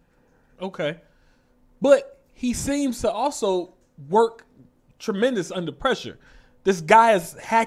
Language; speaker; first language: English; native; English